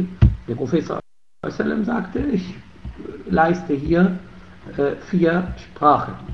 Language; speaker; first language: German; non-native, fluent; Arabic